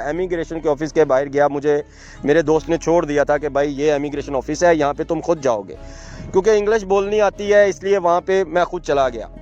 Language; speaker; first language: Urdu; non-native, local second language; Punjabi